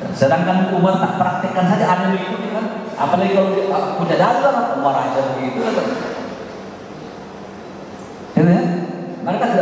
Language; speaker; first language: Indonesian; native; Indonesian